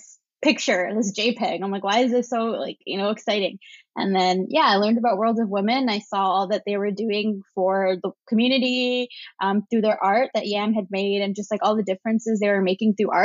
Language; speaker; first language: English; native; English